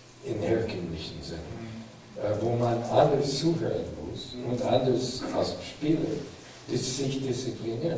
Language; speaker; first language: German; non-native, fluent; English